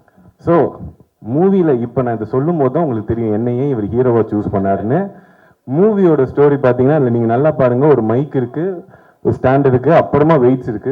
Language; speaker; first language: Tamil; native; Tamil